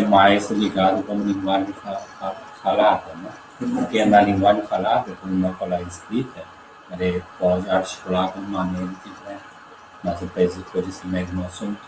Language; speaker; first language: Portuguese; non-native, learner; Chinese